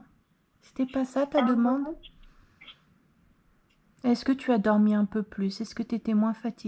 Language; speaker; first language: French; native; French